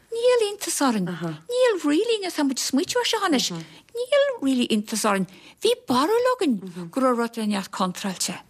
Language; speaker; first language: Irish; native; Irish